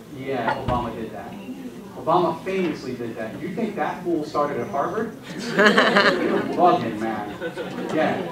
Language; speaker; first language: English; early bilingual, other home language; Spanish